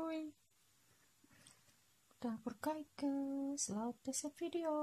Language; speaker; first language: Dutch; non-native, learner; Indonesian